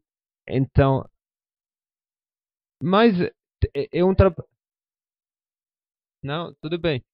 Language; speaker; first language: Portuguese; non-native, fluent; Spanish